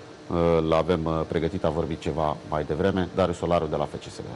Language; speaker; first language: Romanian; native; Romanian